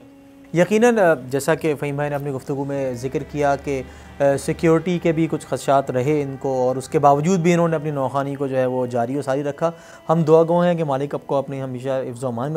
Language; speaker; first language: Urdu; native; Urdu